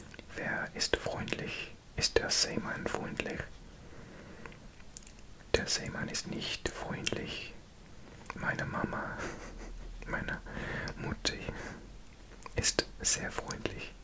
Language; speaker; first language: German; non-native, learner; English